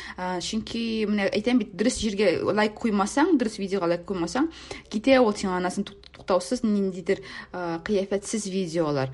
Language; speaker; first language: Tatar; native; Tatar